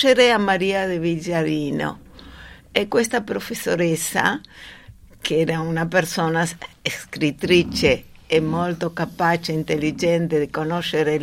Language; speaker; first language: Italian; non-native, fluent; Spanish